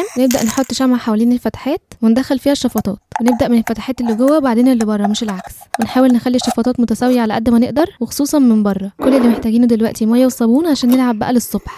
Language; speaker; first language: Arabic; native; Arabic